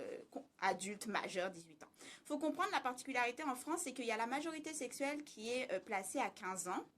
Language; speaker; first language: French; native; French